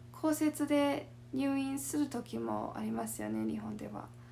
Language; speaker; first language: Japanese; non-native, fluent; English